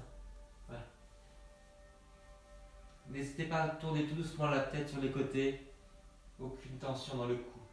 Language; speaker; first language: French; native; French